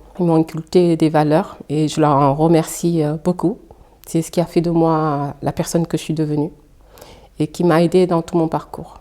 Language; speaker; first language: French; early bilingual, other home language; Fula